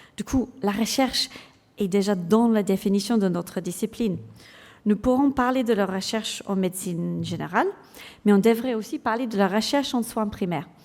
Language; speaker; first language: French; non-native, fluent; English